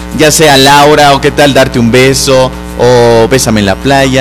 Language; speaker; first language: Spanish; native; Spanish